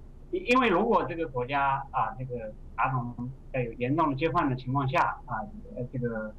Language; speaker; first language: Chinese; native; Chinese